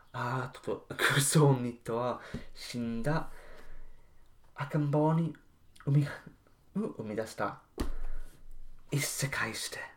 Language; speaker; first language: Japanese; non-native, learner; English